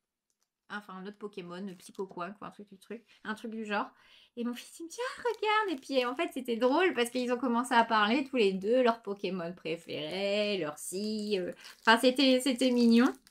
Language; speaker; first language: French; native; French